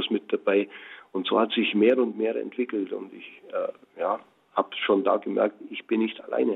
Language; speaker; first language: German; native; German